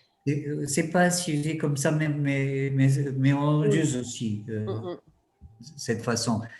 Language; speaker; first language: French; non-native, fluent; Portuguese